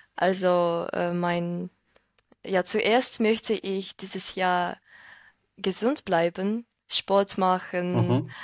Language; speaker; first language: German; non-native, learner; Ukrainian